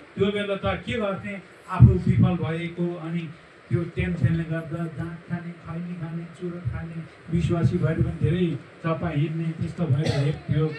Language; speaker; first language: Nepali; non-native, local second language; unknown